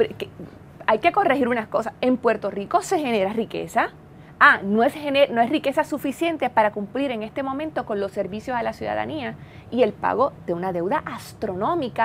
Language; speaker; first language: Spanish; native; Spanish